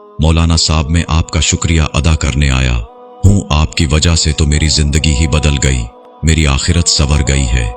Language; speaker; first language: Urdu; non-native, local second language; Punjabi